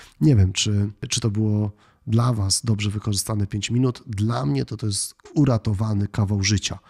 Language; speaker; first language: Polish; native; Polish